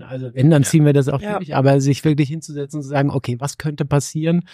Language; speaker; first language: German; native; German